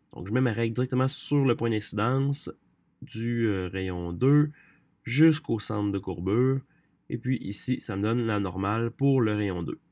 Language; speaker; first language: French; native; French